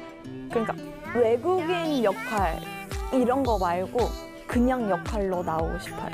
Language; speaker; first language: Korean; early bilingual, other home language; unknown